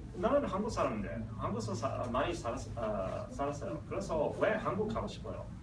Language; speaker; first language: Korean; early bilingual, other home language; English